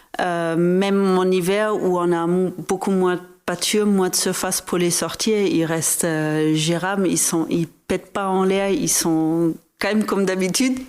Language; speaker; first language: French; non-native, fluent; German